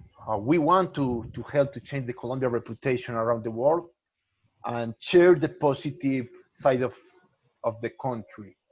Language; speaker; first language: English; non-native, learner; Spanish